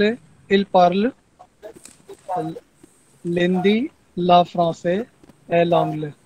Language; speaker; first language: French; non-native, learner; Hindi